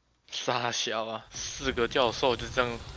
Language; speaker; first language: Chinese; native; Chinese